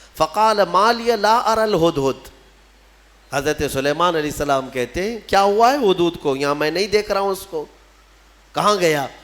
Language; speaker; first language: Urdu; native; Urdu